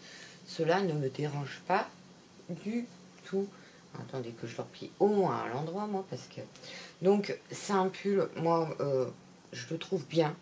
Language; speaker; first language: French; native; French